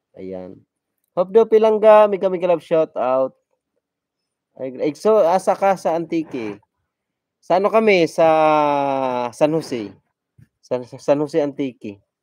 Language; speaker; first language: Filipino; non-native, local second language; Cebuano